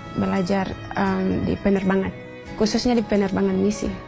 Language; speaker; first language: Indonesian; non-native, local second language; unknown